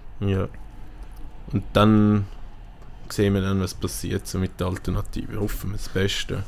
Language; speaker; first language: German; native; German